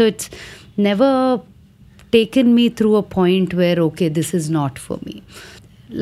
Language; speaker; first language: English; non-native, local second language; Telugu